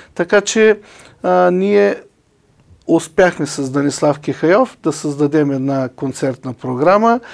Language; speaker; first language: Bulgarian; native; Bulgarian